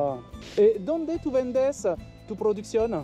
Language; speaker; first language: Spanish; non-native, learner; French